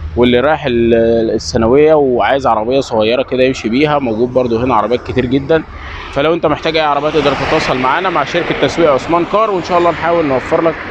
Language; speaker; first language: Egyptian Arabic; native; Egyptian Arabic